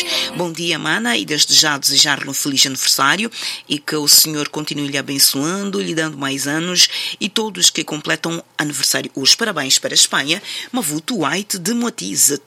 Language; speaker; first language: Portuguese; native; Portuguese